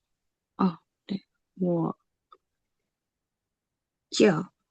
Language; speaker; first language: Chinese; non-native, learner; Indonesian